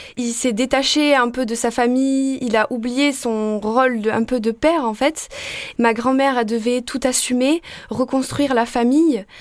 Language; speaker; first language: French; native; French